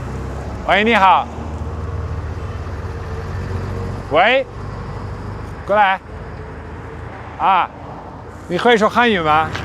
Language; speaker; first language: Chinese; non-native, fluent; Dutch